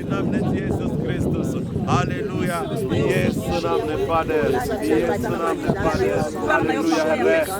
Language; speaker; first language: Swedish; non-native, fluent; Lingala